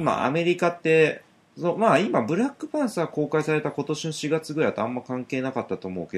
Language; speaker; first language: Japanese; native; Japanese